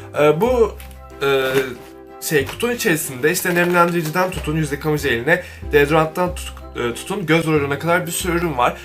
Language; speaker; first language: Turkish; native; Turkish